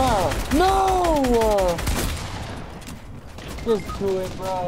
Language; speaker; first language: English; native; English